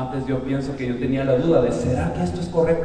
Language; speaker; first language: Spanish; native; Spanish